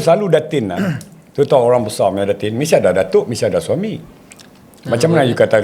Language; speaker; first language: Malay; native; Malay